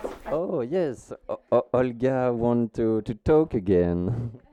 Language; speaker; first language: English; non-native, fluent; French